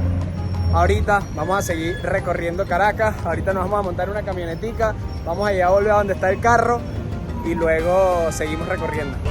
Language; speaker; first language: Spanish; native; Spanish